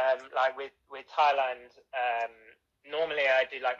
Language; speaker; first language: English; native; English